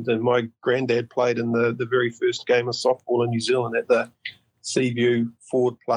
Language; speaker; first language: English; native; English